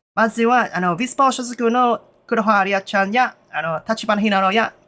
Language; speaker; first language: Japanese; non-native, learner; English